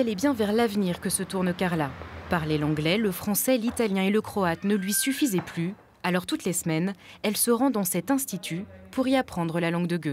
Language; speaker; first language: French; native; French